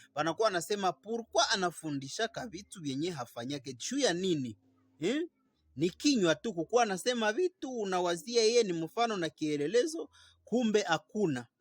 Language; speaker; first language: Swahili; native; Swahili